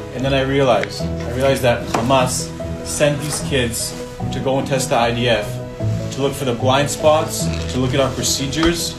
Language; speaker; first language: English; native; English